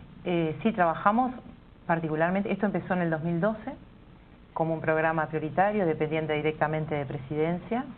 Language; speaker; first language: Spanish; native; Spanish